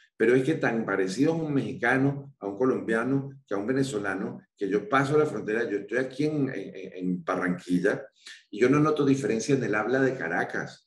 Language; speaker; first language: Spanish; native; Spanish